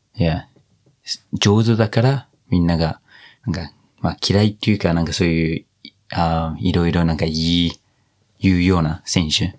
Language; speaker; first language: Japanese; non-native, fluent; English